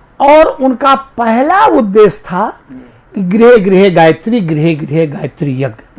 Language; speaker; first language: Hindi; native; Hindi